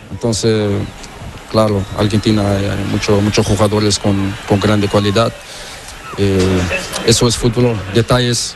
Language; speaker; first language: Spanish; non-native, learner; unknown